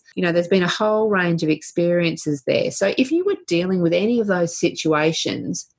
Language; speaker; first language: English; native; English